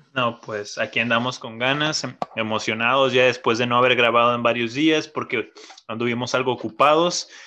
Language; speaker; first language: Spanish; native; Spanish